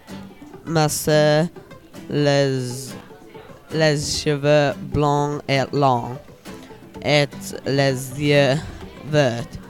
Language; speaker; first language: French; non-native, learner; English